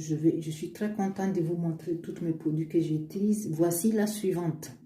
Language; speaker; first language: French; non-native, learner; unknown